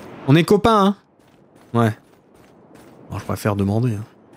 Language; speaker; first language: French; native; French